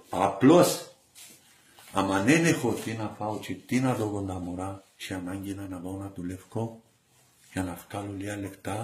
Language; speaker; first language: Greek; non-native, learner; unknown